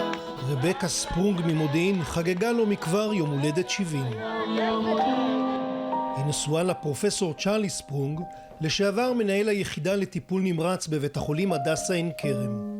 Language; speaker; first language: Hebrew; native; Hebrew